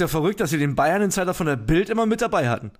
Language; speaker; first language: German; native; German